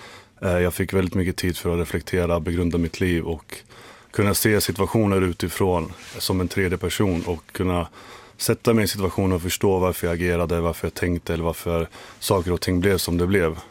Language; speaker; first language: Swedish; early bilingual, other home language; Finnish